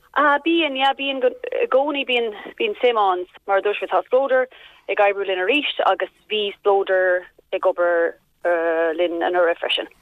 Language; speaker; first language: Irish; non-native, local second language; English